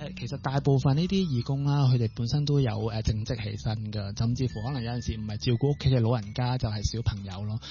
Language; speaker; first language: Cantonese; native; Cantonese